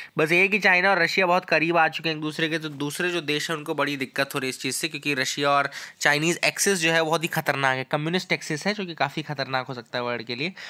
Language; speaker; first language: Hindi; native; Hindi